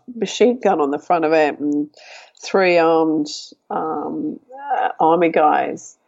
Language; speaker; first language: English; native; English